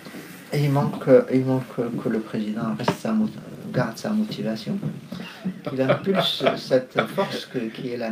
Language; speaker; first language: French; non-native, fluent; Arabic